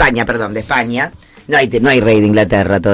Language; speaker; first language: Spanish; native; Spanish